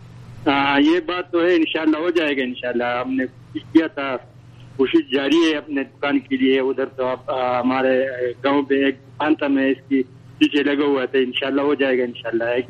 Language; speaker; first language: Hindi; non-native, local second language; Pashto